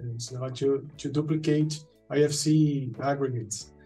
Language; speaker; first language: English; non-native, fluent; Portuguese